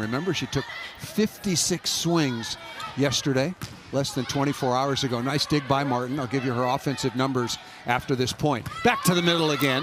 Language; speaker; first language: English; native; English